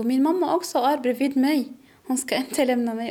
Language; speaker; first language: Swedish; non-native, learner; Arabic